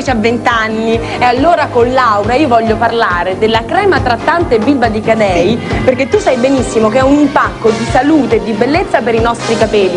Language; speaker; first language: Italian; native; Italian